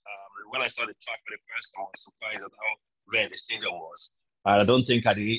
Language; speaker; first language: English; non-native, local second language; Yoruba